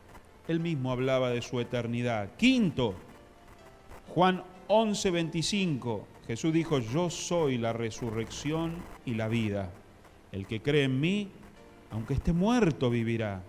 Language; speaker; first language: Spanish; native; Spanish